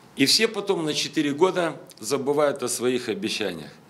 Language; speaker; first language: Russian; native; Russian